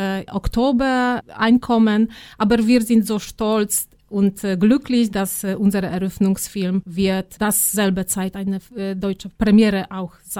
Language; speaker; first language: German; non-native, fluent; Polish